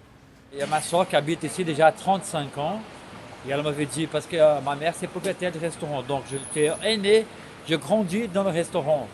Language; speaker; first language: French; non-native, fluent; Portuguese